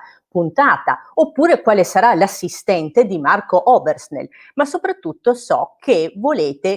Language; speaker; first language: Italian; native; Italian